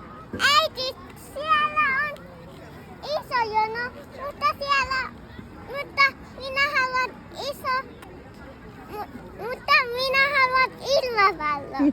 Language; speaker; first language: Finnish; early bilingual, other home language; Bangla